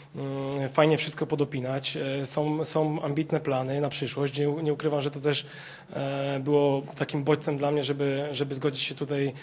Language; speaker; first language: Polish; native; Polish